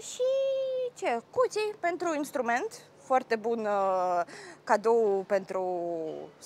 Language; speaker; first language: Romanian; non-native, learner; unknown